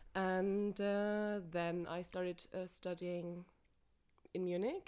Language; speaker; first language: English; non-native, fluent; German